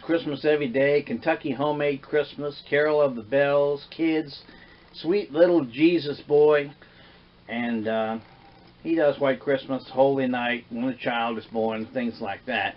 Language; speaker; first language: English; native; English